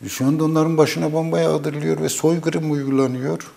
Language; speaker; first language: Turkish; native; Turkish